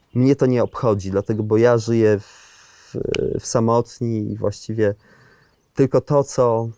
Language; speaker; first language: Polish; native; Polish